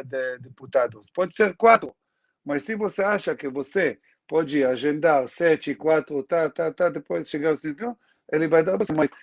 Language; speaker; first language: Portuguese; non-native, learner; Hebrew